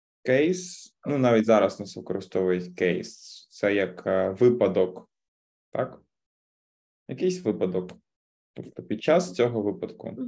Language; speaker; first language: Ukrainian; native; Ukrainian